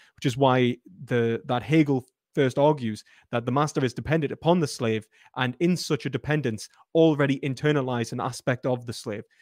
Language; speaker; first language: English; native; English